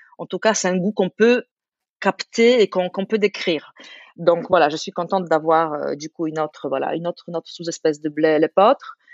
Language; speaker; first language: French; non-native, fluent; Polish